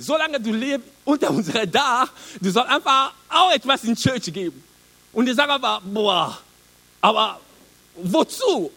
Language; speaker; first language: German; non-native, learner; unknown